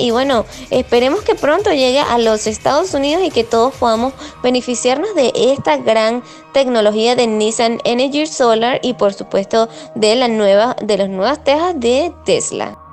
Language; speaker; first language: Spanish; native; Spanish